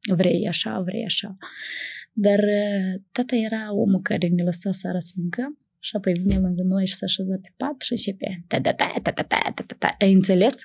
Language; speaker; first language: Romanian; native; Romanian